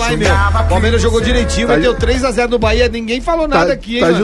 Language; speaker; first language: Portuguese; native; Portuguese